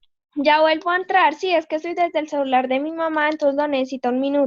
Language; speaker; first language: Spanish; native; Spanish